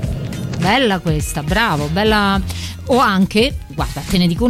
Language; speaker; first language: Italian; native; Italian